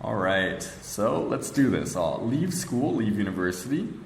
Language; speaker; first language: English; non-native, fluent; Portuguese